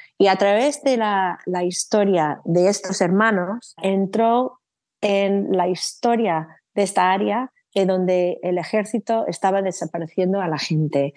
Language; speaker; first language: Spanish; non-native, fluent; English